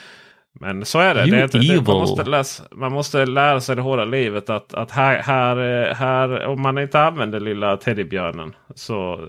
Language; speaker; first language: Swedish; native; Swedish